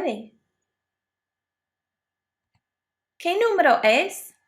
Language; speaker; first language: Spanish; non-native, fluent; English